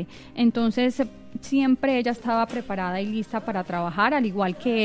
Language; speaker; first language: Spanish; native; Spanish